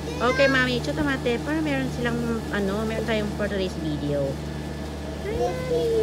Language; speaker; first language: Filipino; non-native, local second language; Iloko